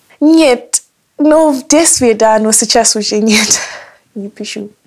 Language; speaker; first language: Russian; non-native, learner; English